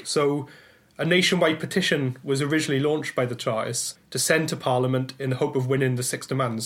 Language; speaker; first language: English; native; English